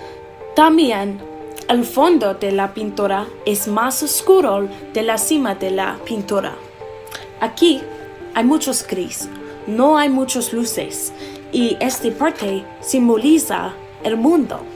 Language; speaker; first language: Spanish; non-native, learner; English